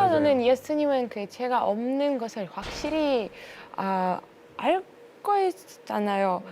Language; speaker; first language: Korean; non-native, learner; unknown